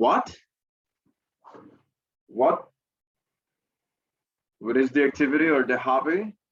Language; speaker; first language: English; non-native, fluent; Spanish